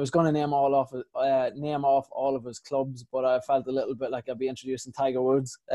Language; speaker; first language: English; native; English